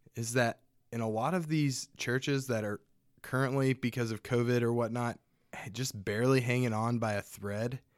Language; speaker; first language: English; native; English